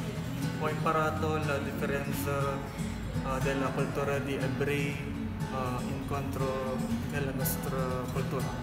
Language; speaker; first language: Italian; non-native, learner; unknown